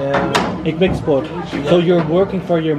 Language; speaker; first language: English; non-native, fluent; Turkish